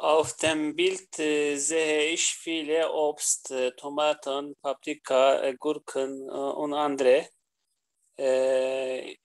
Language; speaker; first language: German; non-native, learner; Turkish